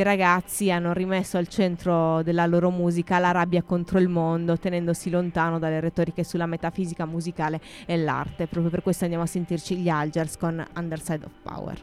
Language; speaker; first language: Italian; native; Italian